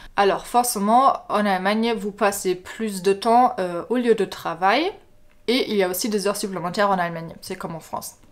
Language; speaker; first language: French; non-native, fluent; German